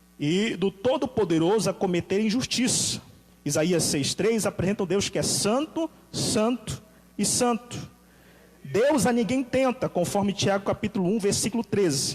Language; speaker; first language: Portuguese; native; Portuguese